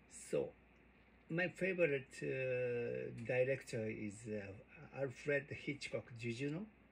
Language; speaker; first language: English; non-native, learner; Japanese